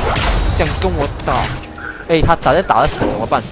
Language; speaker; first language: Chinese; native; Chinese